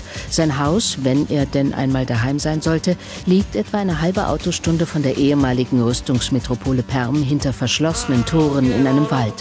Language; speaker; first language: German; native; German